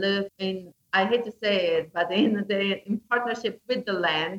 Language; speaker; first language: English; non-native, fluent; Slovenian